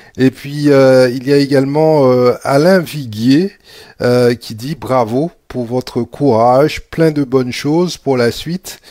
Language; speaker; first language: French; native; French